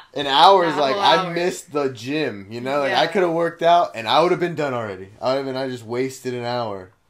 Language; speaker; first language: English; native; English